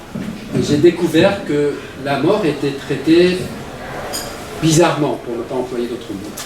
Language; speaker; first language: French; non-native, fluent; Persian